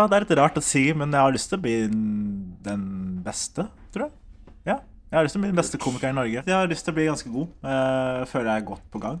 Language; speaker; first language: Norwegian; early bilingual, other home language; Somali